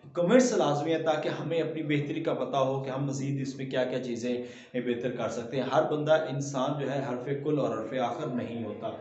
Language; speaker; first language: Urdu; non-native, local second language; Punjabi